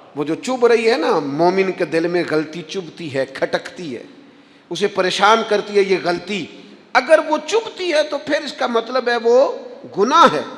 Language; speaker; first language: Urdu; non-native, local second language; Punjabi